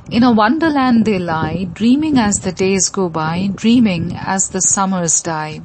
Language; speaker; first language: English; non-native, local second language; Bangla